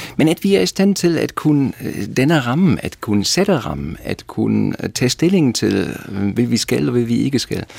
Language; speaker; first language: Danish; non-native, fluent; German